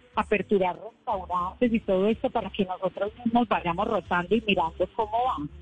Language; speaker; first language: Spanish; native; Spanish